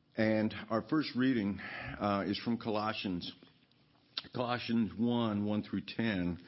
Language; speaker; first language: English; native; English